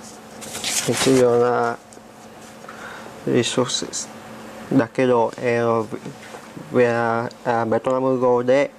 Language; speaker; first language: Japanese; non-native, learner; Vietnamese